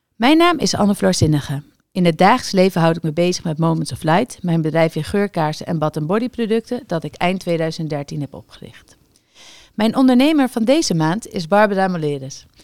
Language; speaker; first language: Dutch; native; Dutch